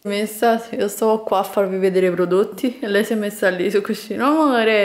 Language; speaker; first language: Italian; native; Italian